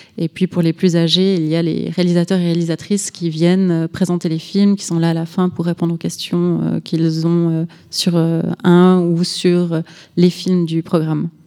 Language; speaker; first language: French; native; French